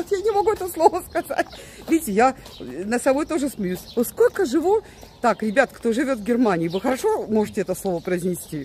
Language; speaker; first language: Russian; native; Russian